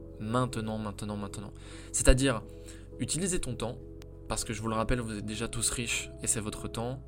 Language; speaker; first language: French; native; French